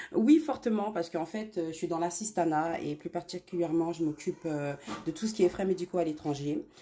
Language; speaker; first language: French; native; French